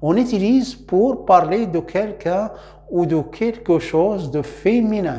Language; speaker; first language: French; non-native, local second language; Arabic